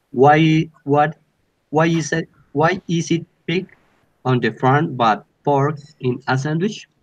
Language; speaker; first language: English; non-native, learner; Spanish